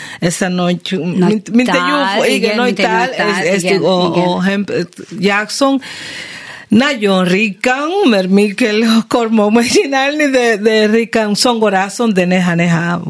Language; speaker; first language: Hungarian; non-native, learner; Spanish